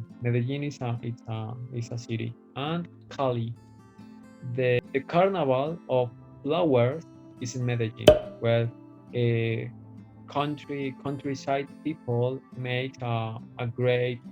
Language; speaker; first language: English; non-native, fluent; Spanish